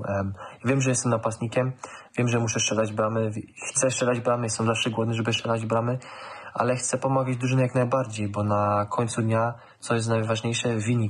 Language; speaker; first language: Polish; early bilingual, heritage; German